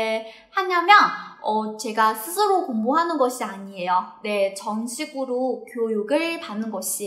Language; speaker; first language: Korean; non-native, fluent; Chinese